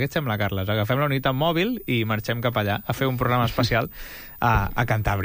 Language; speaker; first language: Catalan; native; Catalan